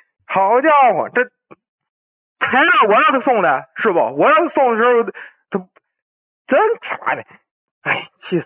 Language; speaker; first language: Chinese; native; Chinese